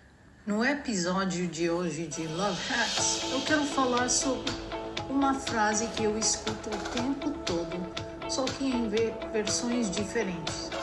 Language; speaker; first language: Portuguese; non-native, fluent; Spanish